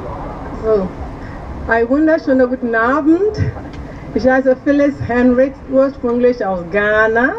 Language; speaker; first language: German; non-native, fluent; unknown